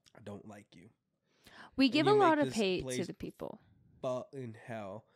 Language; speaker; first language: English; native; English